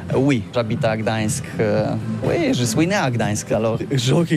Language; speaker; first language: French; non-native, learner; Polish